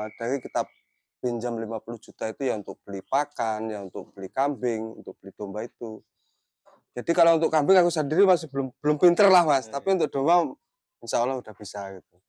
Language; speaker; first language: Indonesian; non-native, local second language; Javanese